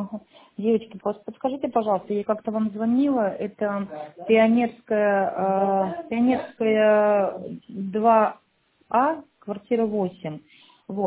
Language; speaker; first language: Russian; native; Russian